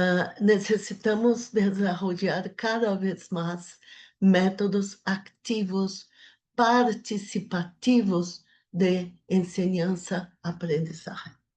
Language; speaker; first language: Spanish; non-native, fluent; Portuguese